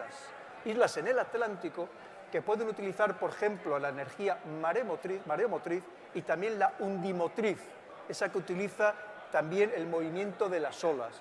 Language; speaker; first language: Spanish; native; Spanish